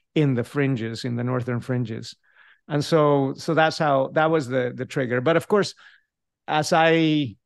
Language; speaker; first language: English; non-native, fluent; Spanish